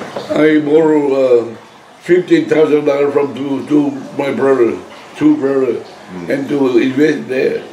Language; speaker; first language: English; non-native, learner; Vietnamese